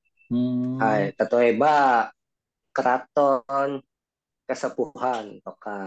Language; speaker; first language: Japanese; non-native, learner; Indonesian